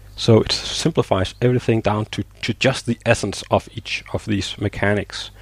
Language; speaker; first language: English; non-native, fluent; Danish